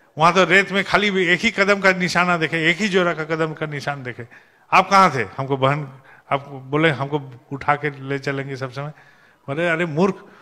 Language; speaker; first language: Hindi; non-native, local second language; Bangla